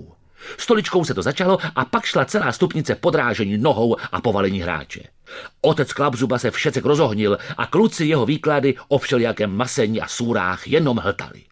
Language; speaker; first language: Czech; native; Czech